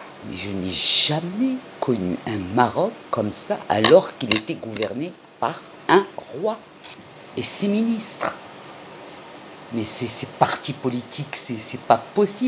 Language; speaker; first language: French; non-native, local second language; Arabic